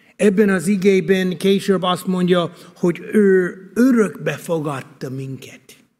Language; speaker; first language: Hungarian; non-native, fluent; English